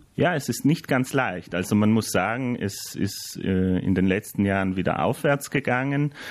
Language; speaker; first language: German; native; German